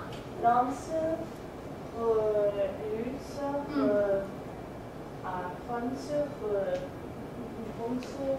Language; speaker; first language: Chinese; non-native, learner; English